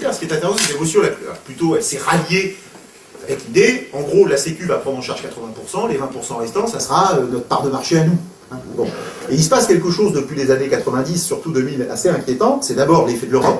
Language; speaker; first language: French; native; French